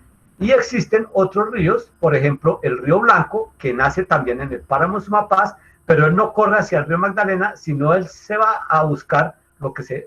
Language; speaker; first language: Spanish; native; Spanish